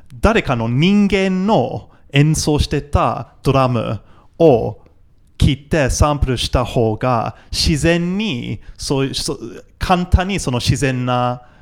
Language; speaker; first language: Japanese; non-native, fluent; English